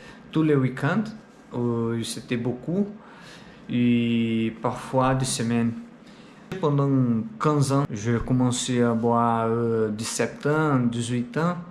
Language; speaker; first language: French; non-native, learner; Portuguese